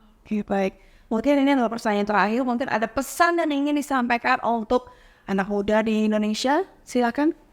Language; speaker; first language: Indonesian; native; Indonesian